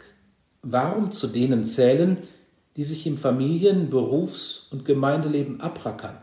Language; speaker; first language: German; native; German